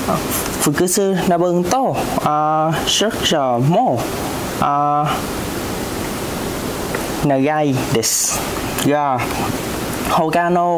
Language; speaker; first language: Japanese; non-native, learner; Vietnamese